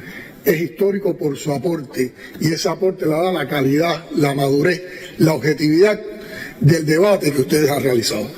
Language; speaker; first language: Spanish; native; Spanish